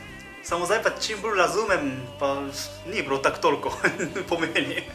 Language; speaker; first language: Slovenian; non-native, learner; Japanese